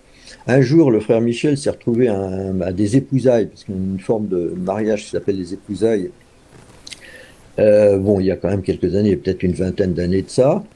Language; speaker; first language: French; native; French